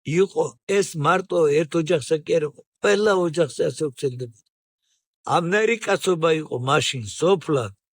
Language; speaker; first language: Georgian; non-native, local second language; Svan